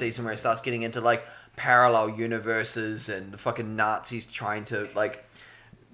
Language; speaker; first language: English; native; English